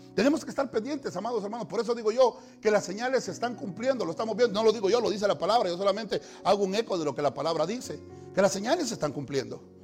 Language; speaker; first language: Spanish; native; Spanish